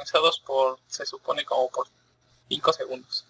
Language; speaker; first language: Spanish; native; Spanish